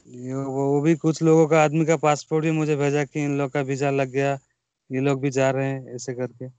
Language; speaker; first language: Hindi; non-native, local second language; Odia